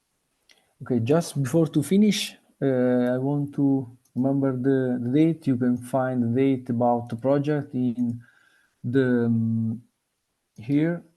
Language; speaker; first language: English; non-native, fluent; Italian